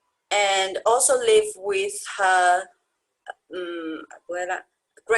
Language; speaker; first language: English; non-native, fluent; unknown